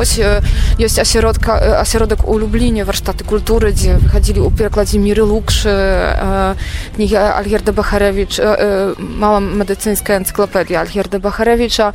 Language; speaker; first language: Belarusian; non-native, fluent; Polish